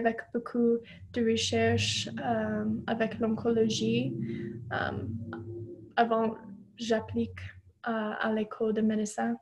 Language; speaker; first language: French; non-native, fluent; English